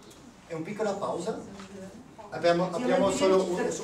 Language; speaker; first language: Italian; non-native, learner; German